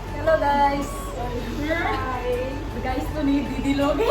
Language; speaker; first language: Hindi; non-native, local second language; Bodo